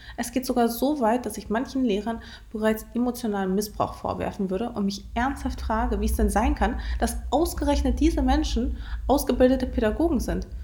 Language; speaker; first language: German; early bilingual, other home language; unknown